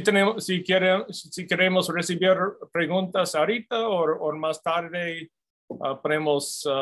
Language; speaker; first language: Spanish; non-native, fluent; English